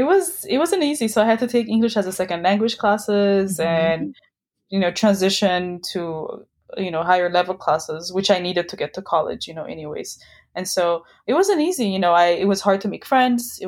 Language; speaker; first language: English; non-native, fluent; Amharic